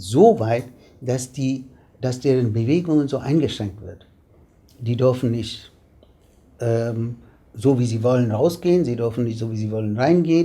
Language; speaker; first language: German; non-native, fluent; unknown